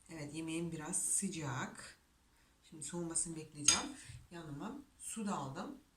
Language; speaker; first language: Turkish; non-native, fluent; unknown